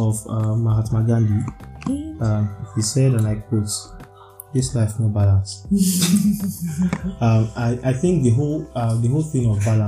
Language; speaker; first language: English; non-native, local second language; Yoruba